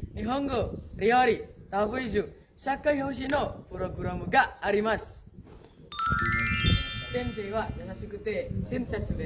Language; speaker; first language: Japanese; non-native, learner; Indonesian